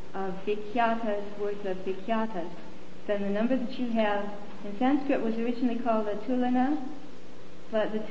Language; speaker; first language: English; native; English